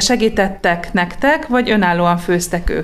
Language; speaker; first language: Hungarian; native; Hungarian